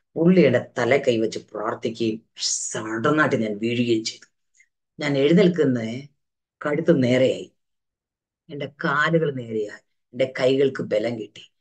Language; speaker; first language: Malayalam; early bilingual, heritage; Malayalam